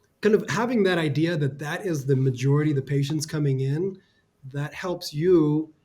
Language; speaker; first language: English; native; English